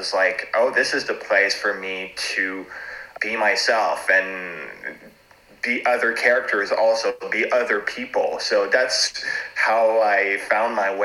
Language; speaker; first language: English; non-native, fluent; French